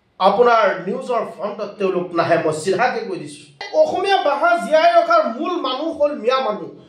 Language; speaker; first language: Assamese; non-native, local second language; Bangla